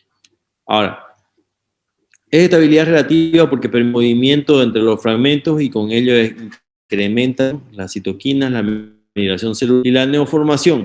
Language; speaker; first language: Spanish; native; Spanish